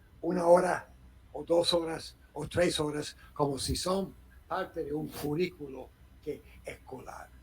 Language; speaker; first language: Spanish; non-native, fluent; English